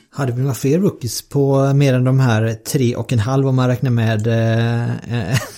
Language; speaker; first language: Swedish; native; Swedish